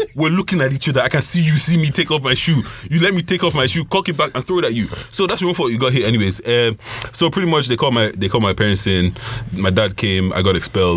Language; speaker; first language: English; non-native, local second language; Yoruba